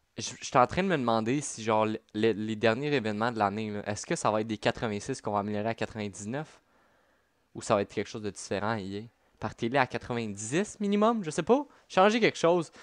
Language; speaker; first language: French; native; French